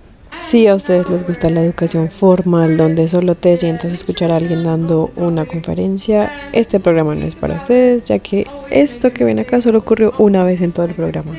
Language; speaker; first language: Spanish; native; Spanish